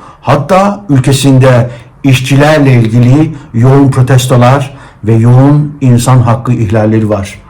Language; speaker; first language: Turkish; native; Turkish